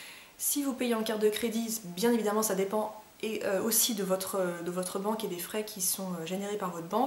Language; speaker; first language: French; native; French